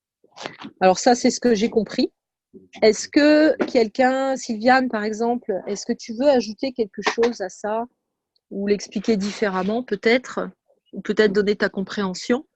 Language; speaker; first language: French; native; French